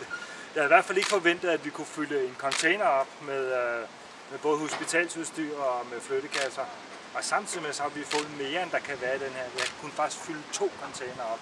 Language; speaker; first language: Danish; native; Danish